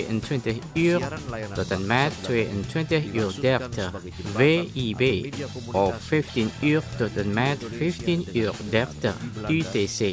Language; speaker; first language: Dutch; non-native, learner; Indonesian